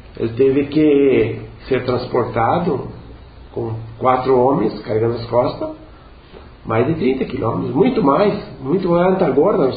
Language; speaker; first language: Portuguese; non-native, local second language; Venetian